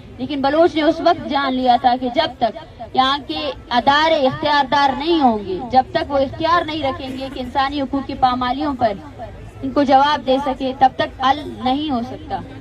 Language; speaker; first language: Urdu; non-native, local second language; Baluchi